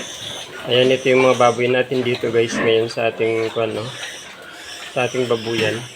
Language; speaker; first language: Filipino; native; Filipino